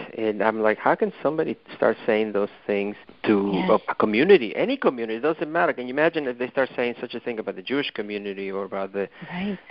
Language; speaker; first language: English; non-native, fluent; Spanish